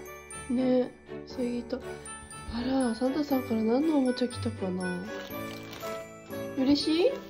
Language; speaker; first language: Japanese; native; Japanese